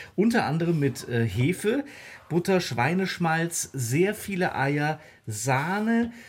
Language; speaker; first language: German; native; German